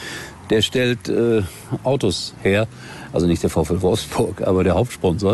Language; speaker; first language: German; native; German